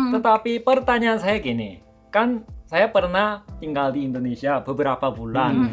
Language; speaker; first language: Indonesian; non-native, fluent; Korean